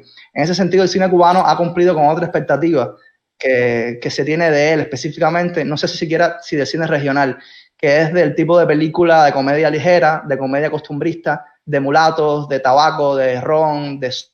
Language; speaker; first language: Spanish; native; Spanish